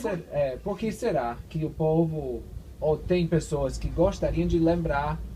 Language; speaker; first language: Portuguese; non-native, fluent; English